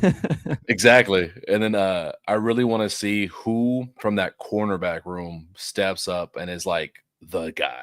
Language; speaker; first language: English; native; English